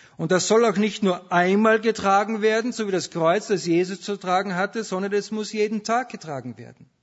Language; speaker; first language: German; native; German